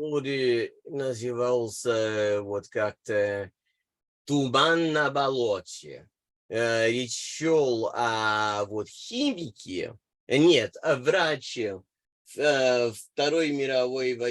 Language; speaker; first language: Russian; non-native, fluent; English